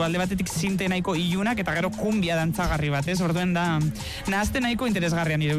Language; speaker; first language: Basque; native; Basque